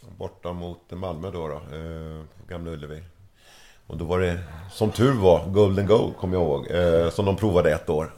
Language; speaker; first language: Swedish; early bilingual, other home language; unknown